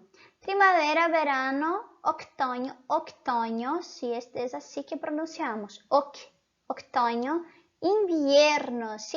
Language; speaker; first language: Spanish; non-native, fluent; Portuguese